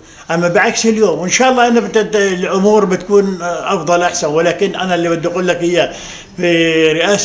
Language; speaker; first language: Arabic; native; Arabic